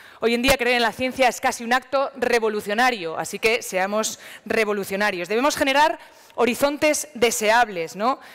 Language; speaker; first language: Spanish; native; Spanish